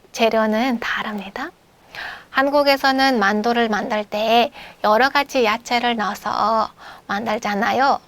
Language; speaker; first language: Korean; non-native, fluent; Mongolian